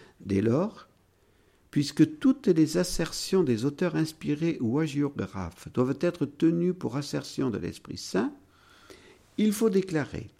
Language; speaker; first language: French; native; French